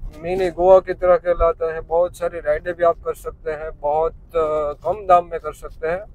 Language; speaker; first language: Hindi; non-native, local second language; Gujarati